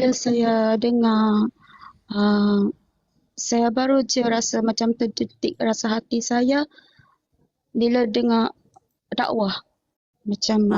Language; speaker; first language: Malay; non-native, local second language; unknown